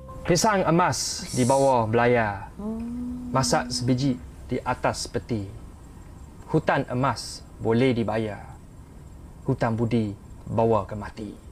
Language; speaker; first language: Malay; non-native, fluent; English